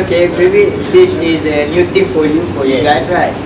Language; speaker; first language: English; non-native, local second language; Malay